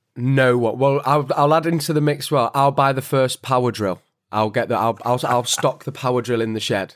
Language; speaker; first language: English; native; English